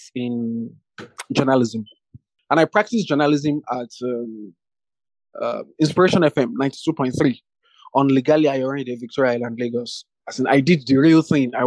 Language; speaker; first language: English; non-native, local second language; Yoruba